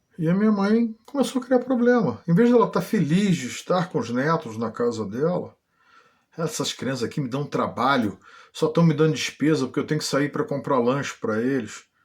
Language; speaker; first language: Portuguese; native; Portuguese